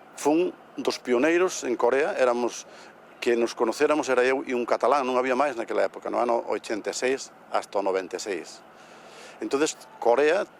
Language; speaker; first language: Galician; native; Galician